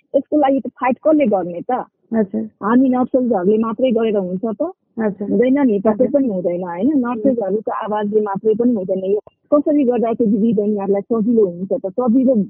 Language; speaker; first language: Nepali; non-native, local second language; Maithili